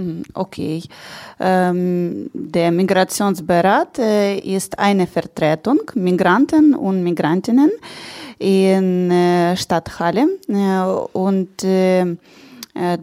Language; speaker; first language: German; non-native, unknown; Ukrainian